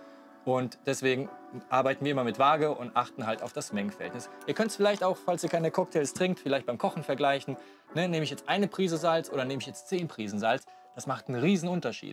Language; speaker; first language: German; native; German